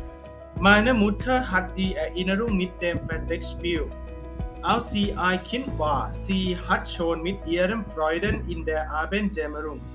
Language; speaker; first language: German; non-native, learner; Thai